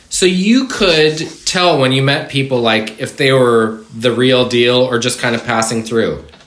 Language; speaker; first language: English; native; English